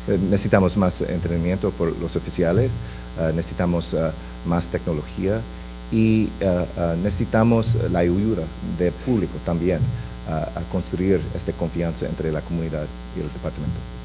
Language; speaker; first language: Spanish; non-native, fluent; English